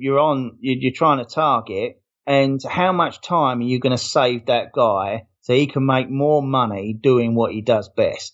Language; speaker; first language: English; native; English